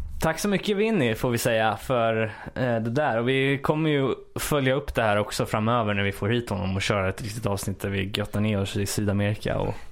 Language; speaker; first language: Swedish; native; Swedish